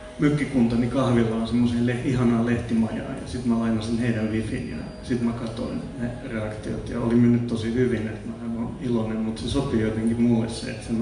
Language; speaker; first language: Finnish; non-native, local second language; Swedish